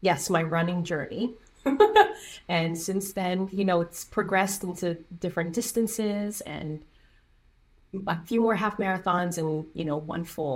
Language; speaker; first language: English; native; English